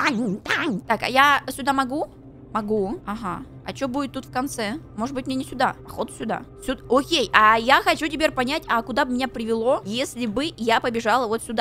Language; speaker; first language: Russian; native; Russian